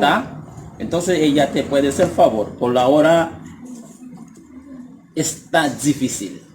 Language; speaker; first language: Spanish; non-native, learner; Haitian Creole